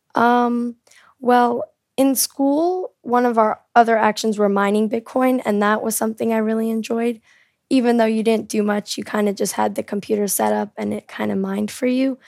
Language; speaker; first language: English; early bilingual, heritage; Korean